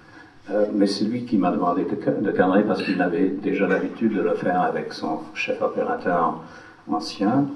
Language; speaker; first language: French; non-native, fluent; English